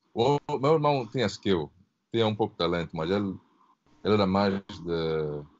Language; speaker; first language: Portuguese; early bilingual, heritage; Portuguese